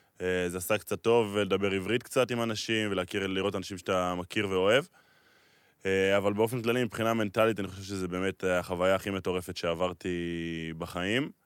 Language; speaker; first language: Hebrew; native; Hebrew